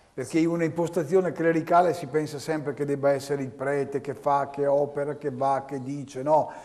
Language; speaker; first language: Italian; native; Italian